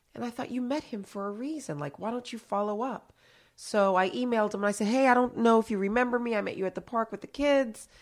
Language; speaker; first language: English; early bilingual, other home language; Haitian Creole